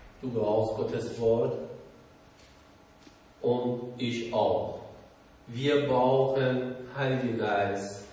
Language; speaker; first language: German; non-native, learner; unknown